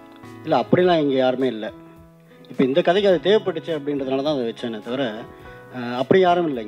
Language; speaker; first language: Tamil; native; Tamil